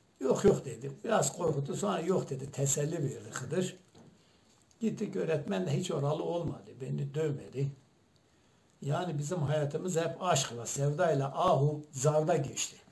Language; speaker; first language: Turkish; non-native, local second language; Zaza